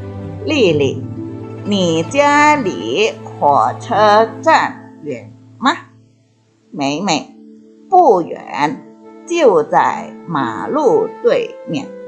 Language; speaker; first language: Chinese; non-native, fluent; Indonesian